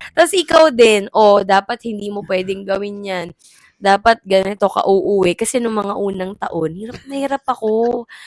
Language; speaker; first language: Filipino; native; Filipino